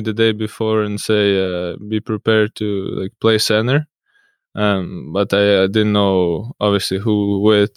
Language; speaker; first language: English; non-native, fluent; Russian